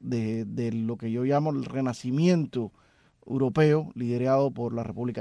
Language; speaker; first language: Spanish; native; Spanish